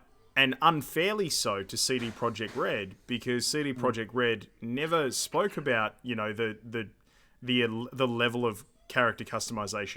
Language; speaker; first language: English; native; English